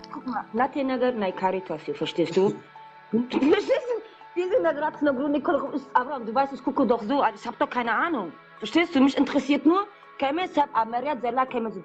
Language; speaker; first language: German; early bilingual, other home language; Tigrinya